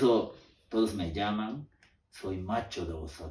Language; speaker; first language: Spanish; non-native, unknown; Japanese